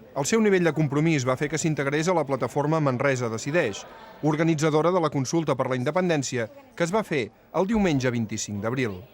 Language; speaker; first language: Catalan; native; Catalan